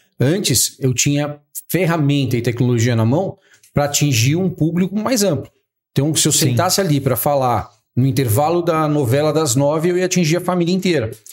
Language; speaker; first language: Portuguese; native; Portuguese